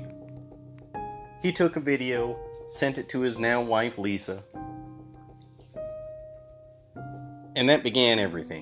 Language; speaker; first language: English; native; English